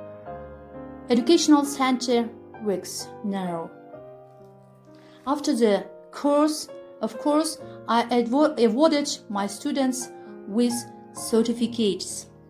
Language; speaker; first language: English; non-native, fluent; Kyrgyz